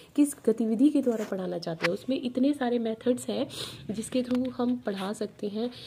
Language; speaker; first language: Hindi; native; Hindi